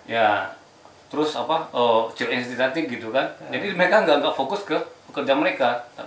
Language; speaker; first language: Indonesian; native; Indonesian